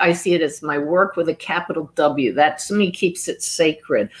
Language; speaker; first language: English; native; English